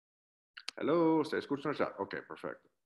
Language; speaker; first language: Spanish; non-native, learner; English